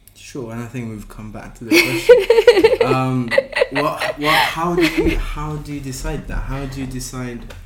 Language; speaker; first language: English; native; English